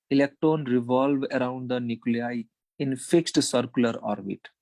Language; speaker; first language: English; non-native, local second language; Nepali